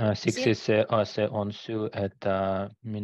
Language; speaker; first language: Finnish; non-native, learner; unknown